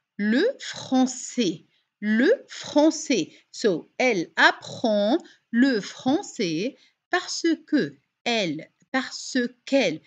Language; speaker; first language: French; non-native, fluent; Arabic